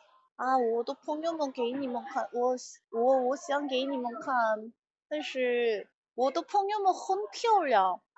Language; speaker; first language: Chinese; non-native, learner; Korean